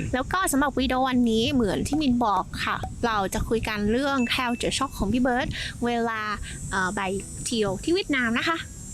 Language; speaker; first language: Thai; non-native, fluent; Vietnamese